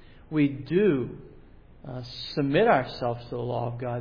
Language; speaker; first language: English; native; English